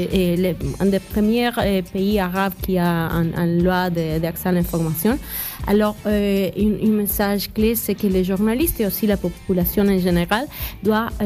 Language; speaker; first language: French; non-native, fluent; Spanish